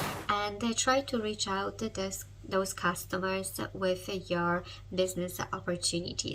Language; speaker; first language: English; non-native, fluent; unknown